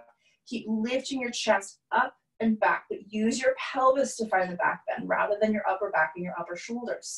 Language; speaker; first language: English; native; English